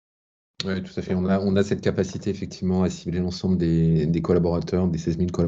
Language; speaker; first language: French; native; French